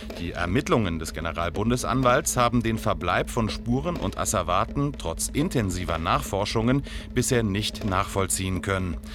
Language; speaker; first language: German; native; German